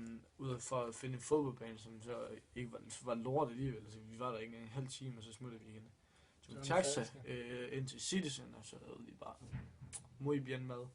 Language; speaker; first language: Danish; native; Danish